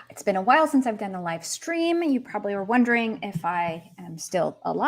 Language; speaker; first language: English; native; English